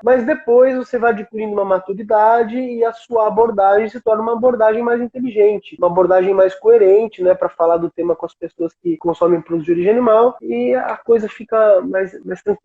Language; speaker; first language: Portuguese; native; Portuguese